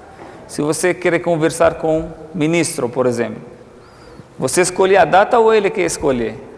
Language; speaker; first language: Portuguese; non-native, fluent; Arabic